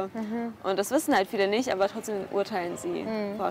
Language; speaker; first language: German; early bilingual, other home language; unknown